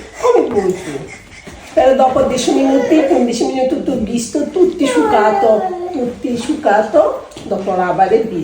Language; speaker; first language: Italian; non-native, learner; Bangla